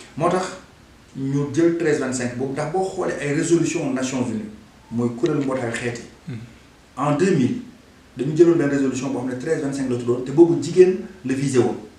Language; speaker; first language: Wolof; non-native, local second language; Fula